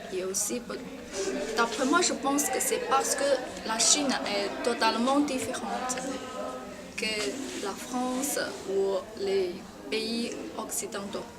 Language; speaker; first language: French; non-native, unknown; Chinese